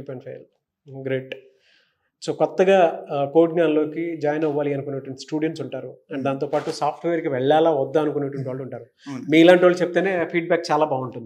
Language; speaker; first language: Telugu; native; Telugu